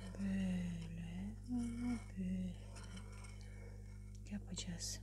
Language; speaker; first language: Turkish; non-native, learner; Russian